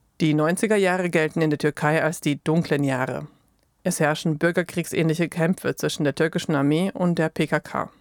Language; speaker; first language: German; native; German